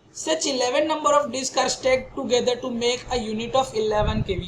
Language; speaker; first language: English; non-native, local second language; Gujarati